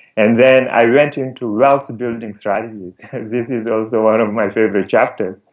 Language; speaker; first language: English; non-native, fluent; Wolof